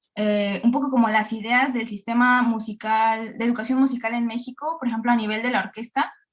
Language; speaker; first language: Spanish; native; Spanish